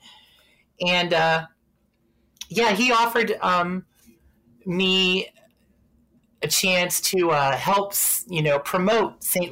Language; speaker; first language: English; native; English